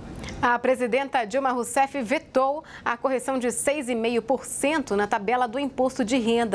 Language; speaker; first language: Portuguese; native; Portuguese